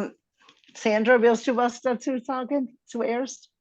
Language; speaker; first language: German; non-native, fluent; English